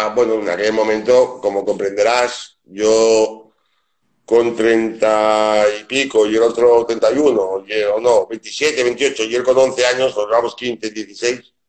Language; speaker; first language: Spanish; native; Spanish